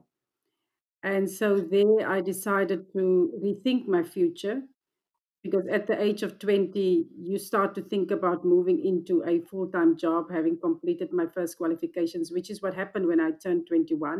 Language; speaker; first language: English; non-native, local second language; Afrikaans